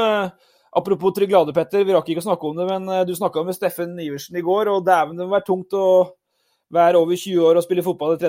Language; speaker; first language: Norwegian; native; Norwegian